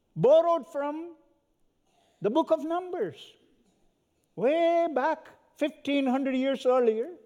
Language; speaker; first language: English; non-native, local second language; Malayalam